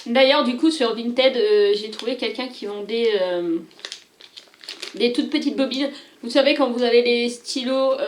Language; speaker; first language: French; native; French